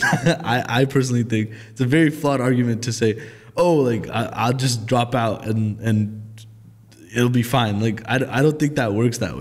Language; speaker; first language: English; early bilingual, other home language; Nepali